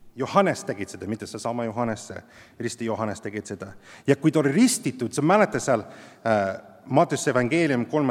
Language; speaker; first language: Estonian; non-native, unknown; English